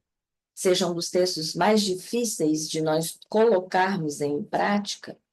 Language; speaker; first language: Portuguese; native; Portuguese